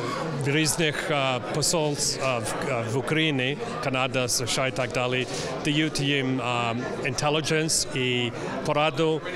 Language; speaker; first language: Ukrainian; early bilingual, heritage; English